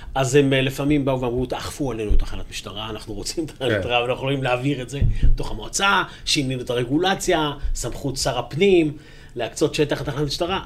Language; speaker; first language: Hebrew; native; Hebrew